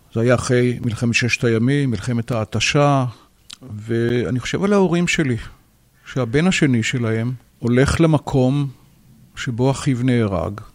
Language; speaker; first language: Hebrew; native; Hebrew